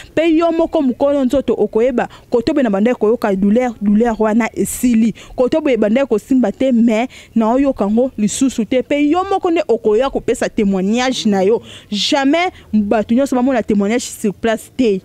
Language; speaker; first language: Lingala; native; Lingala